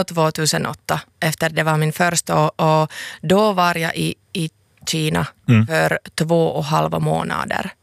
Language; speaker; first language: Swedish; non-native, local second language; Finnish